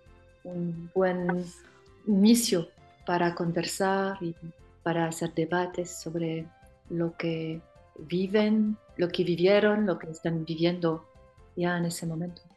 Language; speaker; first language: Spanish; non-native, fluent; French